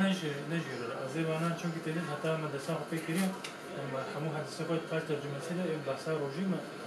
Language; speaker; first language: Turkish; native; Turkish